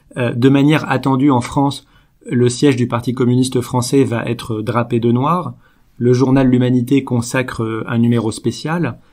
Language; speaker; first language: French; native; French